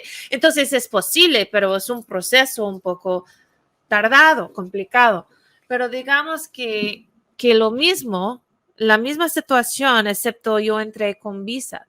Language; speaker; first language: Spanish; non-native, fluent; English